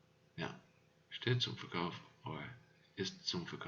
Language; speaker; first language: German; non-native, learner; Dutch